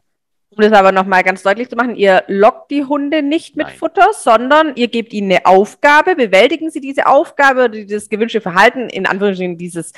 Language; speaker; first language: German; native; German